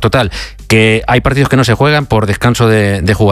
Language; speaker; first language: Spanish; native; Spanish